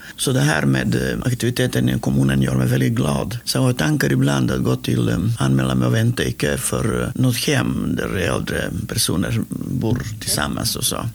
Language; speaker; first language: Swedish; non-native, fluent; Macedonian